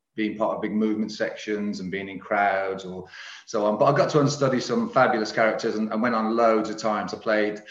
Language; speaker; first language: English; native; English